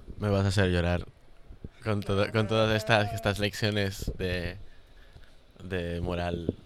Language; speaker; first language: Spanish; native; Spanish